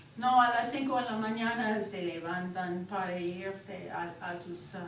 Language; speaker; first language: Spanish; non-native, fluent; English